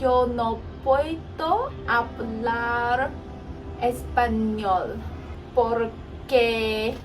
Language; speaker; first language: Spanish; non-native, learner; Chinese